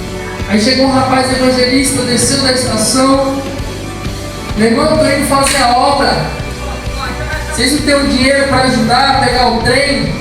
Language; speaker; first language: Portuguese; native; Portuguese